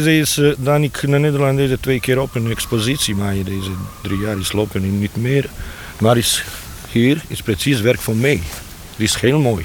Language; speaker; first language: Dutch; non-native, learner; Bosnian